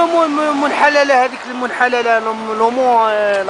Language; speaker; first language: French; non-native, learner; Arabic